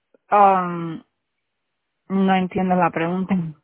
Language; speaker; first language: Spanish; native; Spanish